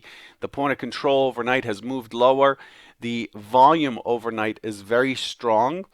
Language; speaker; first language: English; native; English